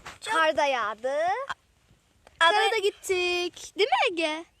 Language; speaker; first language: Turkish; native; Turkish